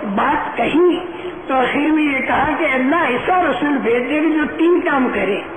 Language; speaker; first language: Urdu; non-native, local second language; Gujarati